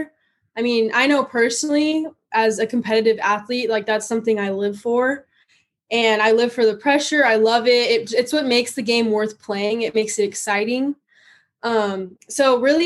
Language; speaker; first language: English; native; English